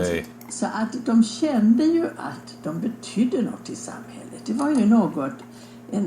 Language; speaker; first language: Swedish; native; Swedish